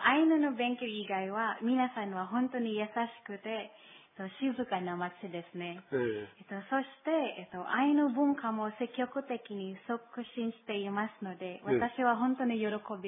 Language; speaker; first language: Japanese; non-native, learner; Filipino